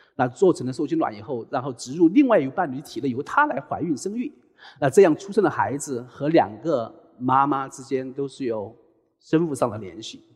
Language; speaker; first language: Chinese; native; Chinese